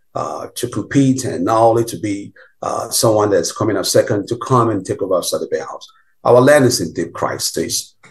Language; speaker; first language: English; non-native, local second language; Bini